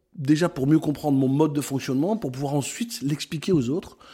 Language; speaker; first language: French; native; French